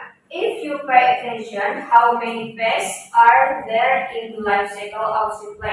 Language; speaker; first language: English; non-native, learner; Indonesian